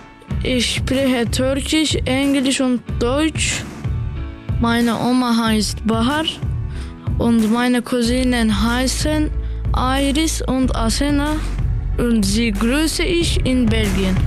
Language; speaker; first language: German; early bilingual, other home language; Turkish